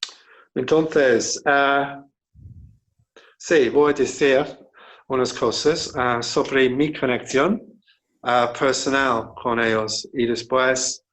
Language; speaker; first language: Spanish; non-native, fluent; English